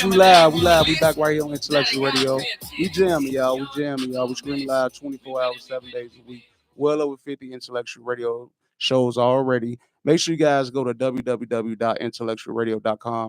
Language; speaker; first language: English; native; English